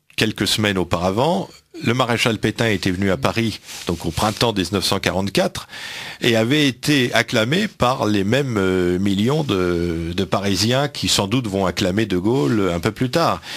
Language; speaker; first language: French; native; French